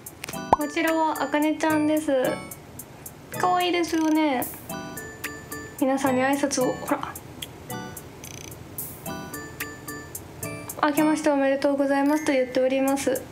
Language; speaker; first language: Japanese; native; Japanese